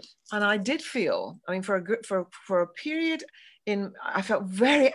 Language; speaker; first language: English; native; English